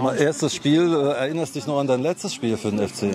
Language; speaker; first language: German; native; German